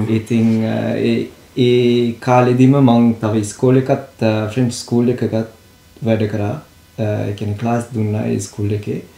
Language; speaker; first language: Sinhala; early bilingual, heritage; Sinhala